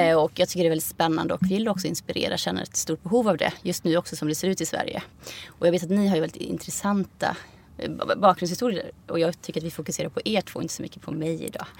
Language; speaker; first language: Swedish; early bilingual, other home language; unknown